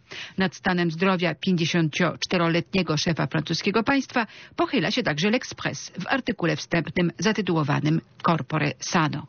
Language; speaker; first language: Polish; native; Polish